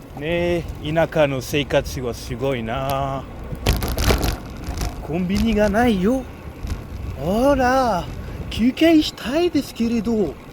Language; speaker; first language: Japanese; non-native, fluent; French